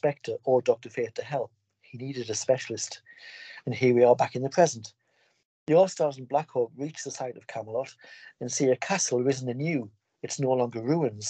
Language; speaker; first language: English; native; English